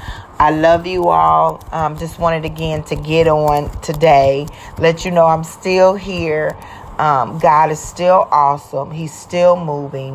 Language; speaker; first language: English; native; English